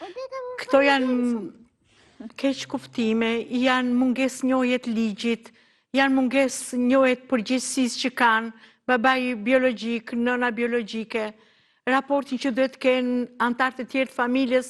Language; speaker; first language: Albanian; native; Albanian